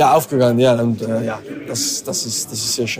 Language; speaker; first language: German; non-native, learner; French